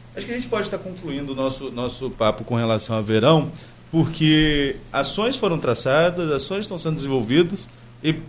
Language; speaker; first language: Portuguese; native; Portuguese